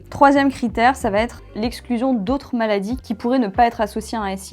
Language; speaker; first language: French; native; French